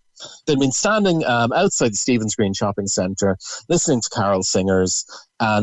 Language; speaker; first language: English; native; English